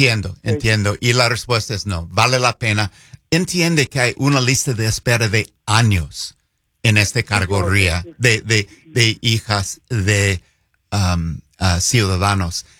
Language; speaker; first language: Spanish; non-native, fluent; English